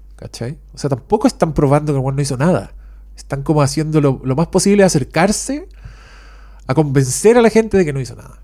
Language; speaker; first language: Spanish; native; Spanish